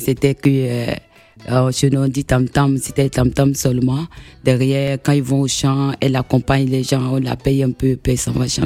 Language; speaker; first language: French; non-native, local second language; Mandingo